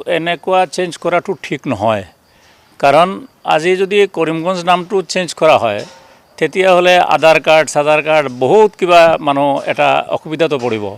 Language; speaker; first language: Assamese; non-native, local second language; Bangla